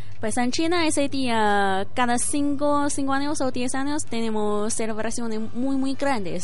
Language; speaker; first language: Spanish; non-native, learner; Chinese